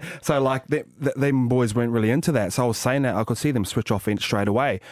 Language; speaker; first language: English; native; English